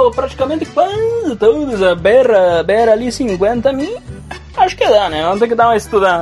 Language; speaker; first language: Portuguese; native; Portuguese